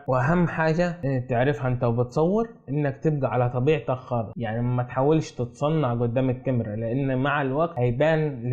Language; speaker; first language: Arabic; native; Arabic